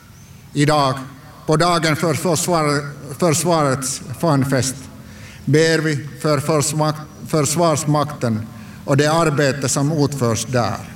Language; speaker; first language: Swedish; non-native, local second language; Finnish